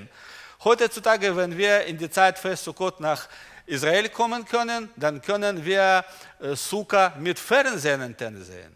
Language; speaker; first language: German; non-native, learner; Russian